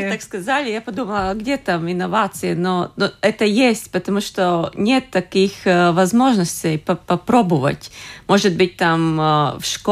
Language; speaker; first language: Russian; non-native, local second language; Latvian